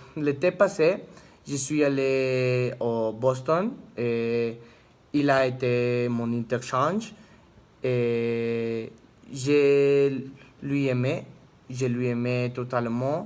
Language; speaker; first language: French; non-native, learner; Spanish